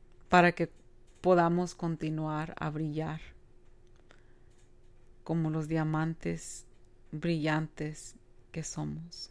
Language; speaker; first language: Spanish; early bilingual, heritage; Spanish